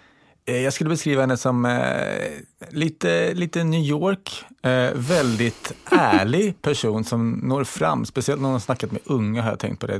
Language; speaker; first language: Swedish; native; Swedish